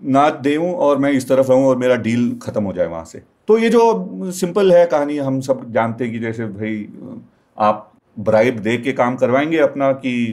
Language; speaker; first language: Hindi; non-native, local second language; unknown